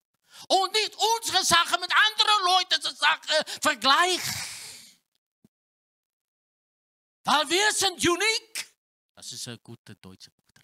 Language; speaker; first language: German; non-native, learner; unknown